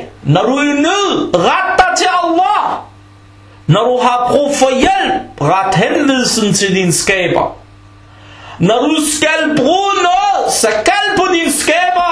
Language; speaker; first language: Danish; early bilingual, other home language; Arabic